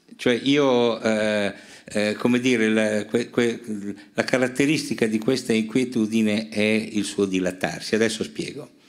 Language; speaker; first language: Italian; native; Italian